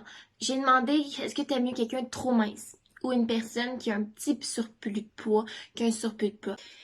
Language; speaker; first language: French; native; French